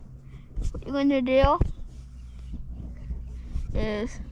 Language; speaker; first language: English; native; English